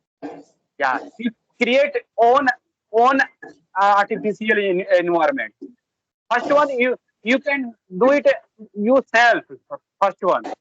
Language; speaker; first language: English; non-native, learner; Bhojpuri